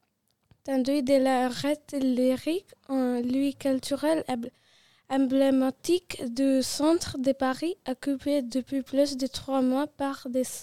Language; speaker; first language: French; non-native, learner; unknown